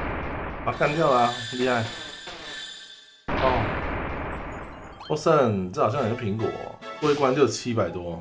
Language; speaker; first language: Chinese; native; Chinese